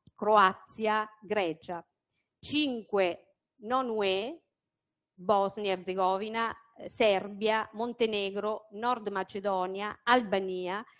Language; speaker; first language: Italian; native; Italian